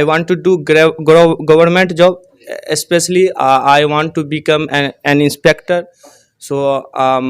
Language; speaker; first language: English; non-native, learner; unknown